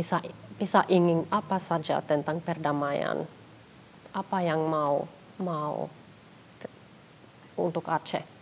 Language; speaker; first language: Indonesian; non-native, fluent; Finnish